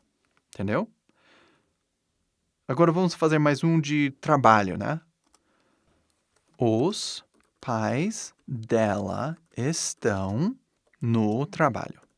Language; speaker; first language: Portuguese; non-native, fluent; English